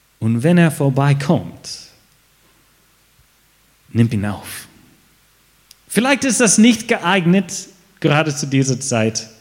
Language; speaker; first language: German; non-native, fluent; English